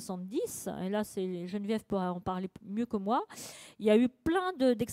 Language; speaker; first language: French; native; French